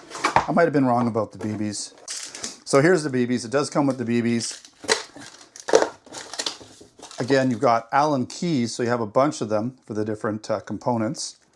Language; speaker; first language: English; native; English